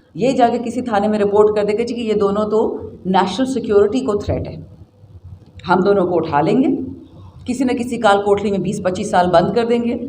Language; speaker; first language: Urdu; non-native, local second language; Pashto